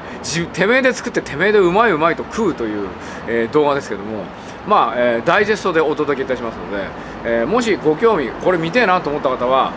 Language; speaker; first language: Japanese; native; Japanese